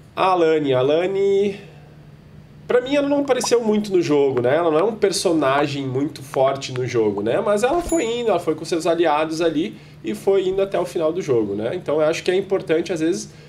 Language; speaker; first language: Portuguese; native; Portuguese